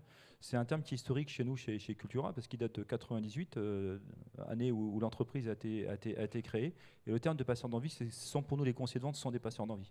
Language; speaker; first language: French; native; French